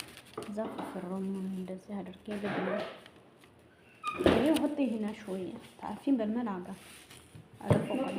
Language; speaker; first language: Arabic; non-native, learner; Amharic